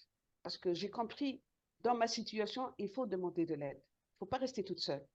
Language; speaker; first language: French; non-native, local second language; Arabic